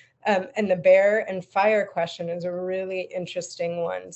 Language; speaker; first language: English; native; English